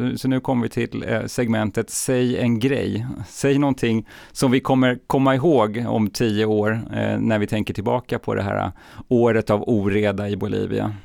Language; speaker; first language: Swedish; native; Swedish